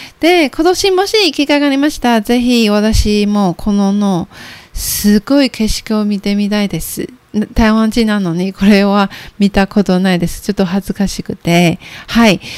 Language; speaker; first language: Japanese; non-native, fluent; Chinese